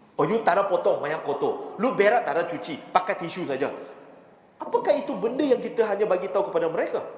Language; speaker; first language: Malay; non-native, local second language; Chinese